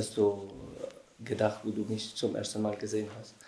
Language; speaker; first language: German; non-native, learner; Albanian